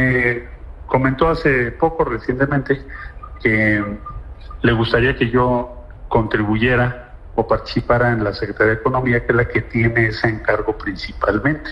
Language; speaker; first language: Spanish; native; Spanish